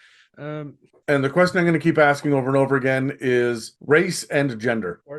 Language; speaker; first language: English; native; English